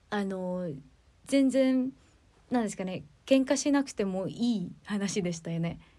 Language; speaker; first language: Japanese; non-native, fluent; Filipino